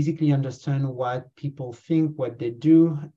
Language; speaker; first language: English; non-native, fluent; French